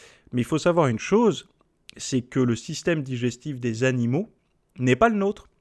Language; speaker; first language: French; native; French